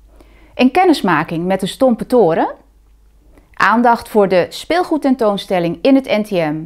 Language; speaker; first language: Dutch; native; Dutch